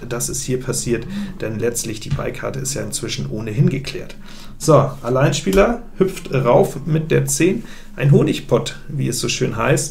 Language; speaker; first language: German; native; German